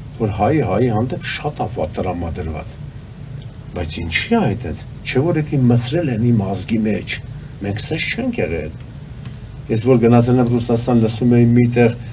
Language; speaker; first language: Armenian; native; Armenian